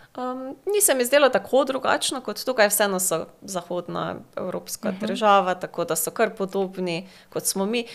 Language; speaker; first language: Slovenian; native; Slovenian